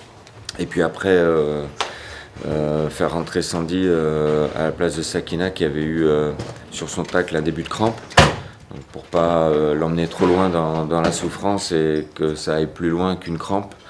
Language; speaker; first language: French; native; French